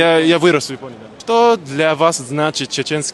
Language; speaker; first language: Russian; non-native, learner; Japanese